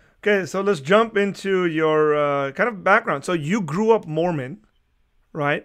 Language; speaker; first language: English; early bilingual, other home language; Armenian